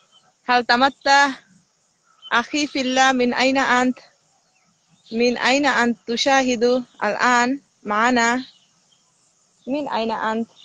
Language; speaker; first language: Arabic; non-native, learner; Bangla